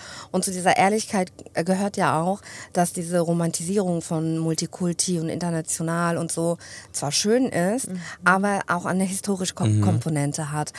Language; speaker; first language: German; early bilingual, other home language; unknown